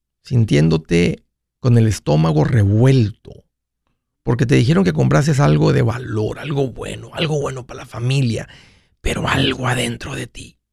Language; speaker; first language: Spanish; native; Spanish